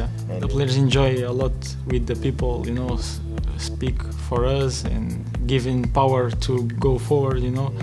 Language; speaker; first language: English; non-native, learner; Portuguese